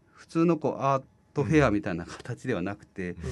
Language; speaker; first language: Japanese; native; Japanese